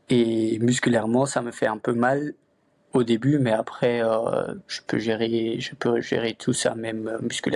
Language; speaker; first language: French; non-native, fluent; Luxembourgish